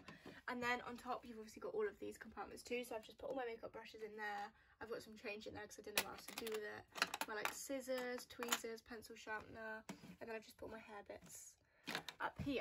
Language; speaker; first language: English; native; English